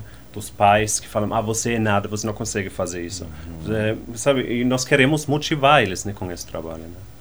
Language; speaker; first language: Portuguese; non-native, fluent; German